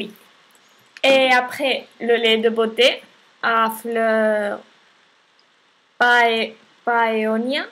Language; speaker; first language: French; non-native, learner; Spanish